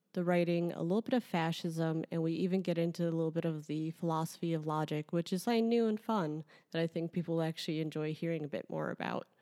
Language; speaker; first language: English; native; English